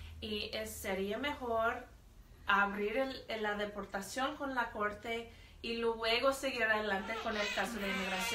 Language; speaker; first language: Spanish; non-native, fluent; English